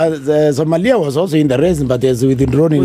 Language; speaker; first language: English; non-native, local second language; Meru